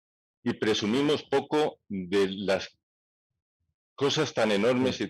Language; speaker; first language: Spanish; native; Spanish